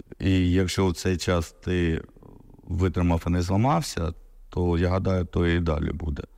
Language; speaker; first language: Ukrainian; non-native, local second language; Russian